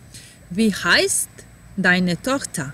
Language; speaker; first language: German; non-native, fluent; Serbian